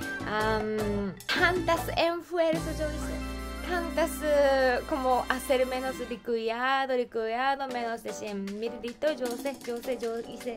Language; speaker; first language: Spanish; non-native, learner; Japanese